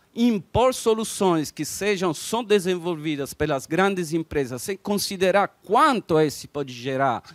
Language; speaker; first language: Portuguese; non-native, fluent; Italian